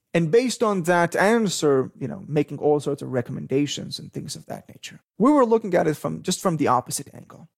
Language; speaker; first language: English; non-native, fluent; Hebrew